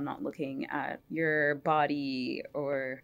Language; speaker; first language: English; native; English